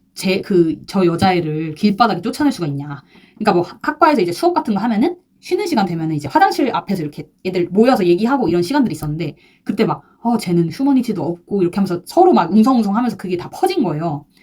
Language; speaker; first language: Korean; native; Korean